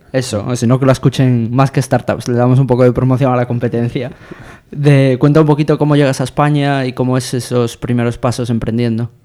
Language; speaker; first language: Spanish; native; Spanish